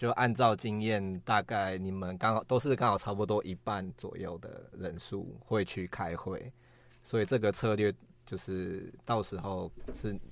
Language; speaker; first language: Chinese; native; Chinese